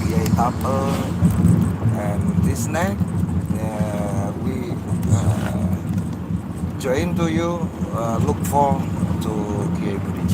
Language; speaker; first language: English; non-native, learner; Indonesian